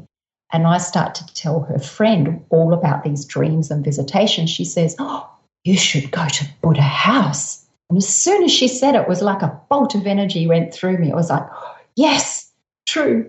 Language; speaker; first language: English; native; English